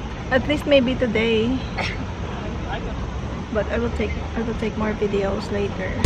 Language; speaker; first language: English; non-native, fluent; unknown